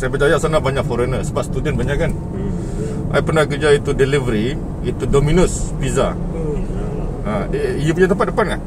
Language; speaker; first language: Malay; non-native, local second language; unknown